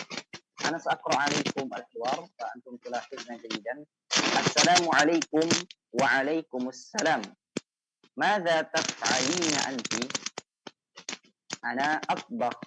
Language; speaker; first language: Arabic; non-native, fluent; Indonesian